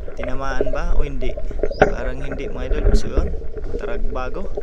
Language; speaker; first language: Filipino; non-native, local second language; Bikol